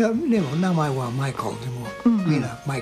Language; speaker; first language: Japanese; non-native, learner; English